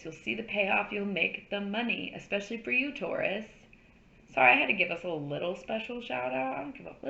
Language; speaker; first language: English; native; English